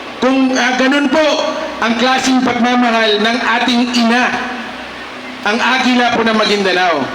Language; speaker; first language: Filipino; non-native, local second language; Maguindanaon